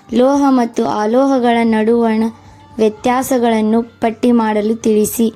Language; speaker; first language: Kannada; native; Kannada